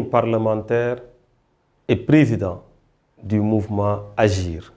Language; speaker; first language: French; non-native, local second language; Wolof